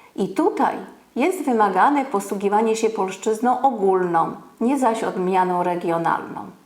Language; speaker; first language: Polish; native; Polish